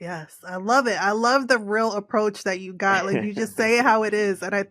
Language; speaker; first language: English; native; English